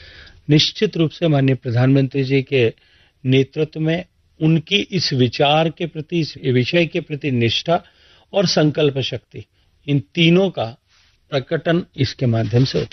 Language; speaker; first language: Hindi; native; Hindi